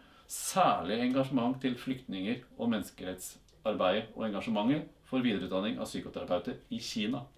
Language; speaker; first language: Norwegian; native; Norwegian